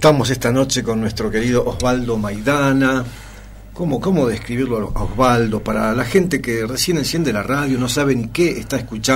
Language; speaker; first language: Spanish; native; Spanish